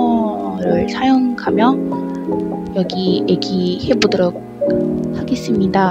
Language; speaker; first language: Korean; non-native, learner; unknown